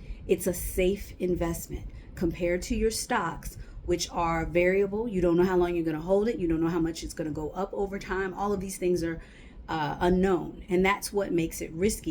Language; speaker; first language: English; native; English